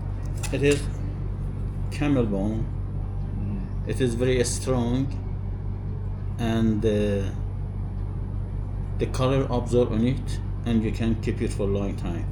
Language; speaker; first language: English; non-native, learner; Persian